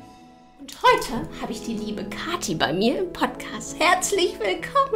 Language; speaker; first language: German; native; German